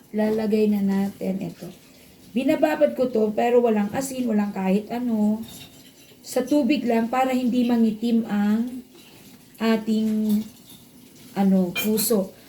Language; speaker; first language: Filipino; non-native, local second language; Bikol